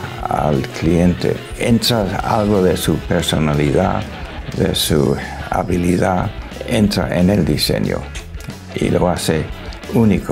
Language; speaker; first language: Spanish; non-native, local second language; English